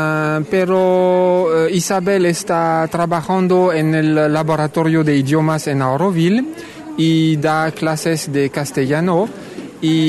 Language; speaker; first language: Spanish; non-native, fluent; French